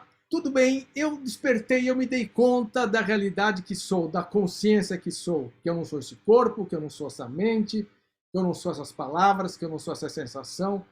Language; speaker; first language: Portuguese; native; Portuguese